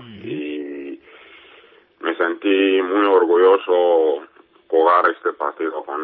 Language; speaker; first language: Spanish; non-native, learner; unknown